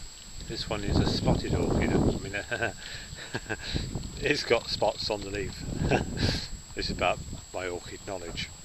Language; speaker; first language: English; native; English